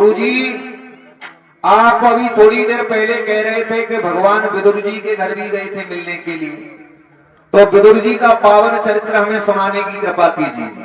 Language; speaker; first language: Hindi; native; Hindi